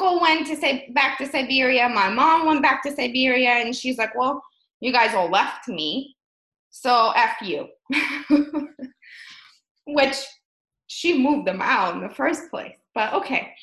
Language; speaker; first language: English; early bilingual, other home language; Russian